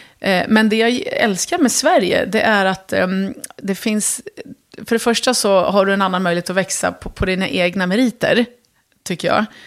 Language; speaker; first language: Swedish; early bilingual, other home language; Arabic